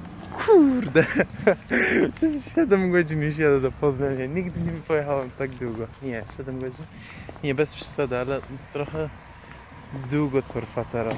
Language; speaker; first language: Polish; non-native, fluent; Persian